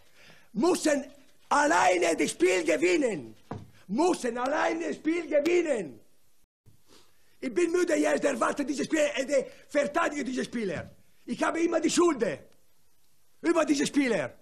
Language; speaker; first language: German; non-native, learner; Italian